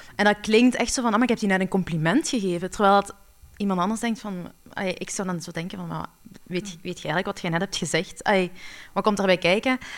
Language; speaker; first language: Dutch; early bilingual, other home language; Arabic